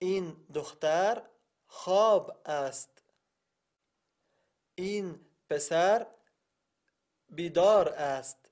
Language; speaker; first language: Persian; non-native, learner; Arabic